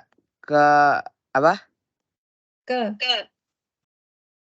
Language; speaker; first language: Indonesian; non-native, learner; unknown